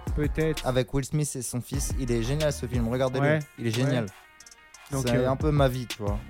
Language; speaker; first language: French; native; French